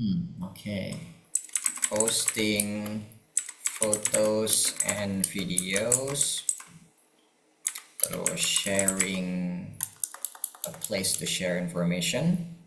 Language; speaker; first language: English; non-native, fluent; Indonesian